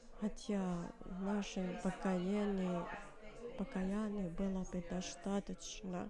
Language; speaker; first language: Russian; non-native, learner; Finnish